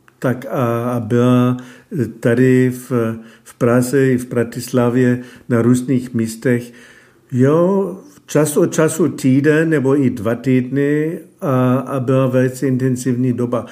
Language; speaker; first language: Czech; non-native, fluent; German